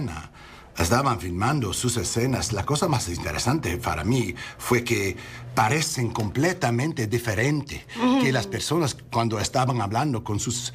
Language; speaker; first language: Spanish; non-native, learner; English